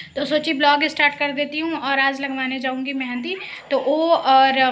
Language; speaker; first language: Hindi; native; Hindi